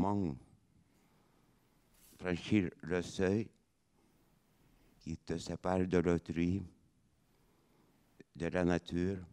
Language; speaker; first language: French; non-native, fluent; Lithuanian